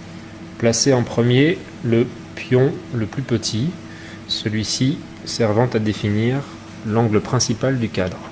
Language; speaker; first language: French; native; French